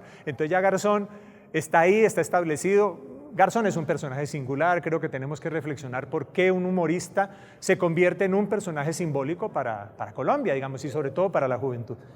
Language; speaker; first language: Spanish; native; Spanish